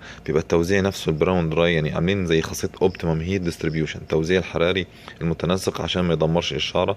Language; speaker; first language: Arabic; native; Arabic